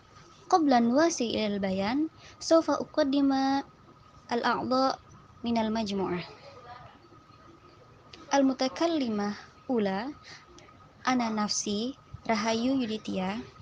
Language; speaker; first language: Arabic; non-native, learner; Indonesian